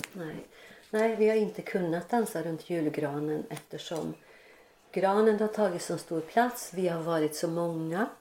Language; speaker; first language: Swedish; early bilingual, other home language; Norwegian